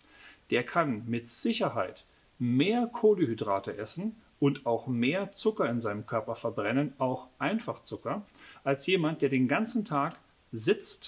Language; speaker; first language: German; native; German